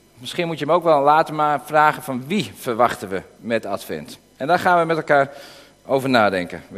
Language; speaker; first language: Dutch; native; Dutch